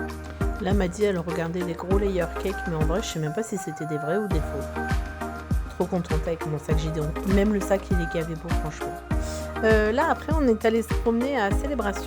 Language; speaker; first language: French; native; French